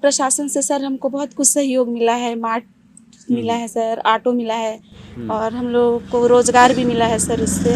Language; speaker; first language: Hindi; non-native, local second language; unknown